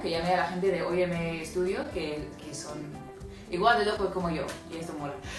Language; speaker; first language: Spanish; non-native, fluent; English